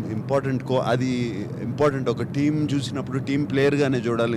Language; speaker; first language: Telugu; native; Telugu